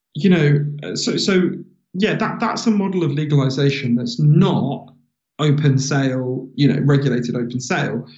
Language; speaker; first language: English; native; English